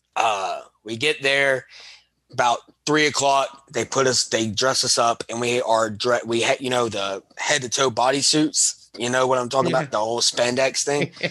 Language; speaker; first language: English; native; English